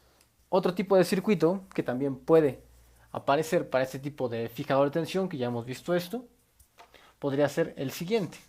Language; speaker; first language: Spanish; native; Spanish